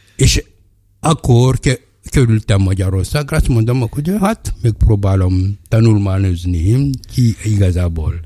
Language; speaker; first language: Hungarian; non-native, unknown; Malagasy